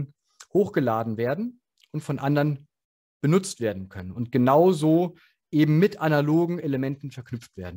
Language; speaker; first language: German; native; German